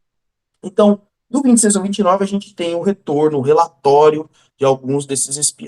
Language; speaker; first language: Portuguese; native; Portuguese